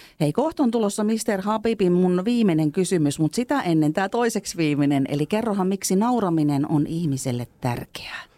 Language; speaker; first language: Finnish; native; Finnish